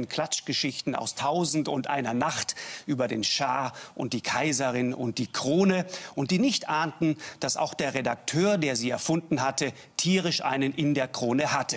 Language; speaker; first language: German; native; German